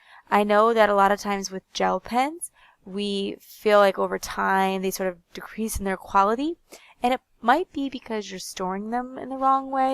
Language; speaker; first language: English; native; English